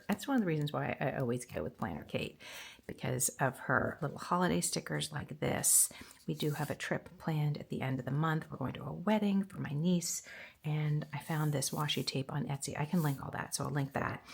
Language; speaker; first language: English; native; English